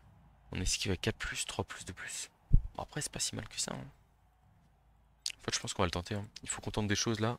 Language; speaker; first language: French; native; French